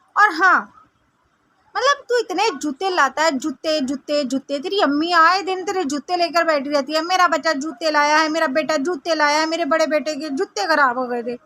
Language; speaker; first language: Hindi; native; Hindi